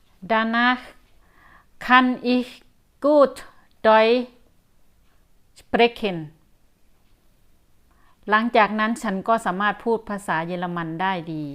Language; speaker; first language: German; non-native, learner; Thai